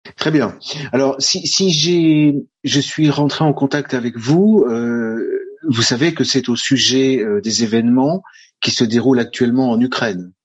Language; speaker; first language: French; native; French